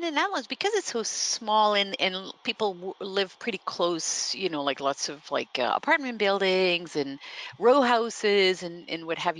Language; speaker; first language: English; non-native, fluent; Dutch